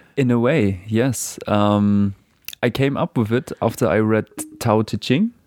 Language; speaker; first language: English; non-native, fluent; German